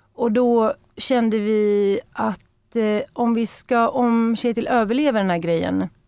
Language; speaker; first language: Norwegian; non-native, fluent; Swedish